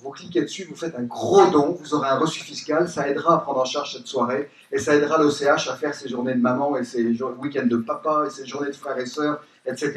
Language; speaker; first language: French; native; French